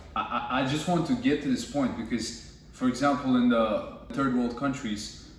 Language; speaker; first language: English; non-native, fluent; Turkish